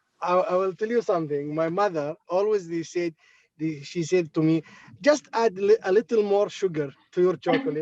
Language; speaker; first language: English; non-native, learner; Arabic